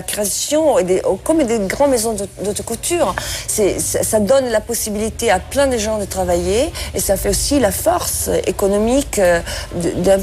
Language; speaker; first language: French; non-native, fluent; Italian